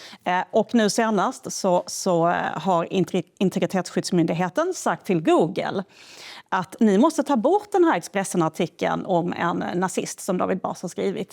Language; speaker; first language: Swedish; native; Swedish